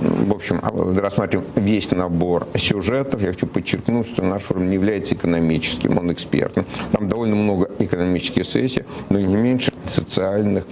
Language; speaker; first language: Russian; native; Russian